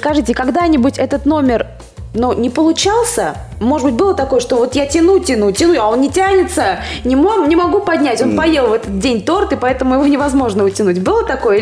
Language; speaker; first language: Russian; native; Russian